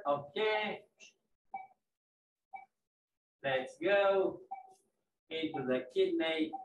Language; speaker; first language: English; non-native, fluent; Romanian